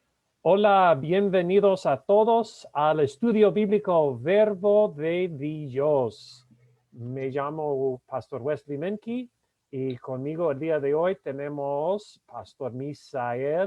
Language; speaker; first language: Spanish; non-native, fluent; English